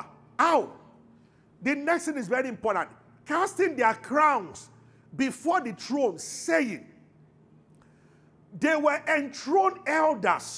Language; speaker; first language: English; non-native, local second language; Yoruba